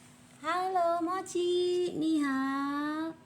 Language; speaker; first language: Chinese; non-native, learner; Indonesian